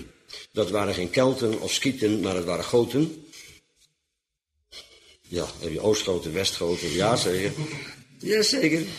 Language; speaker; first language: Dutch; native; Dutch